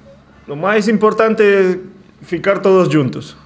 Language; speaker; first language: Portuguese; non-native, learner; Spanish